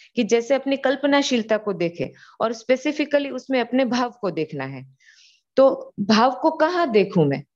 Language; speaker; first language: Hindi; non-native, local second language; Gujarati